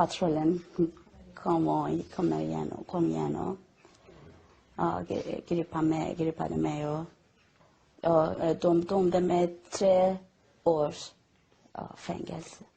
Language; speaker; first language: Swedish; non-native, learner; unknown